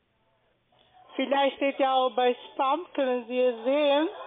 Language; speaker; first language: German; non-native, learner; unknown